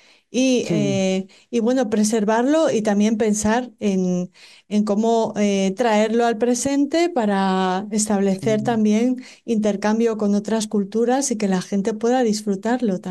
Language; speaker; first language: Spanish; native; Spanish